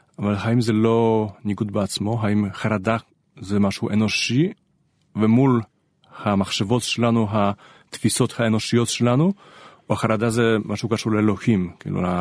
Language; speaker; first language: Hebrew; non-native, fluent; Polish